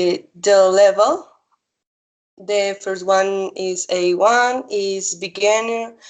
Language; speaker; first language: English; non-native, learner; Spanish